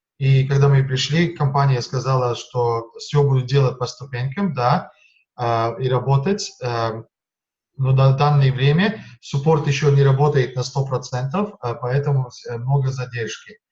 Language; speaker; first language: Russian; non-native, fluent; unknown